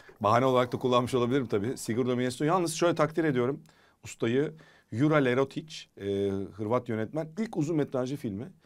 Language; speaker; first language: Turkish; native; Turkish